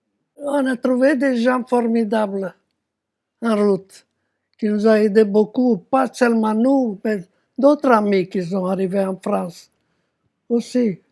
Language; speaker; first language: French; non-native, fluent; Romanian